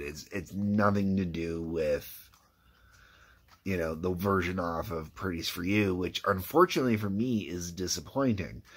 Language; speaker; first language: English; native; English